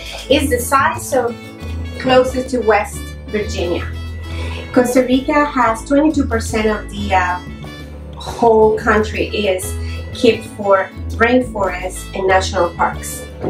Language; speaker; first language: English; non-native, fluent; Spanish